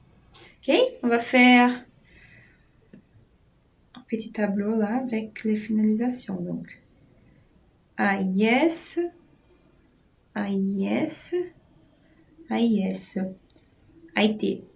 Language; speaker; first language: French; non-native, fluent; Portuguese